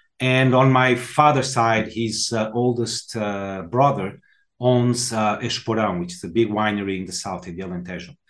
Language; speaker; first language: English; non-native, fluent; Portuguese